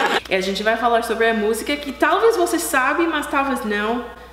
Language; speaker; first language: Portuguese; non-native, learner; English